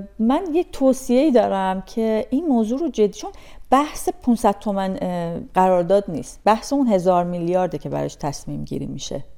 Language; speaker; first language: Persian; native; Persian